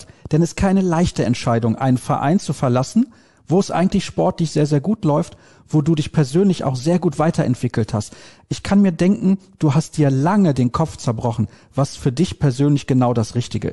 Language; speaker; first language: German; native; German